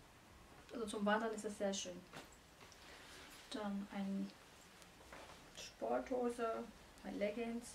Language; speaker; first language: German; non-native, fluent; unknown